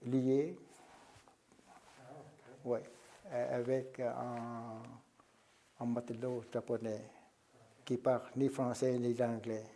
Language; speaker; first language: French; non-native, local second language; Vietnamese